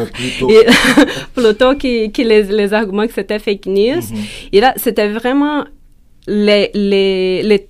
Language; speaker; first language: French; non-native, fluent; Portuguese